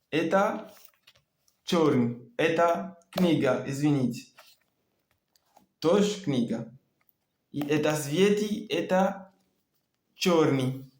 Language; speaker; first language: Russian; non-native, learner; French